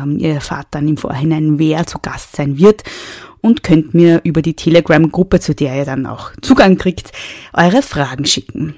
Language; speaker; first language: German; native; German